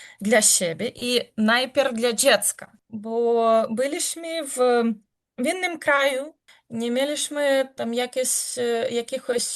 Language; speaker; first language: Polish; non-native, learner; Ukrainian